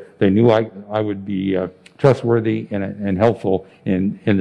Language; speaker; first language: English; native; English